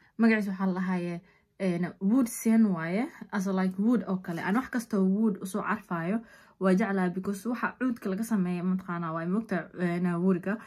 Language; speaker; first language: Somali; early bilingual, heritage; Somali